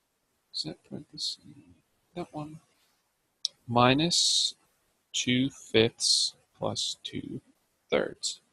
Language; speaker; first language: English; native; English